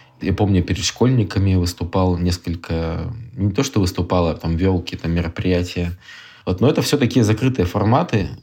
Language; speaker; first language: Russian; native; Russian